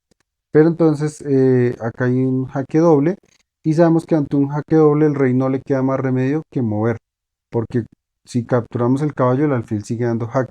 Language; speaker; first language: Spanish; native; Spanish